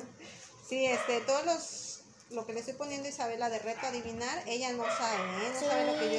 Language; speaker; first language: Spanish; native; Spanish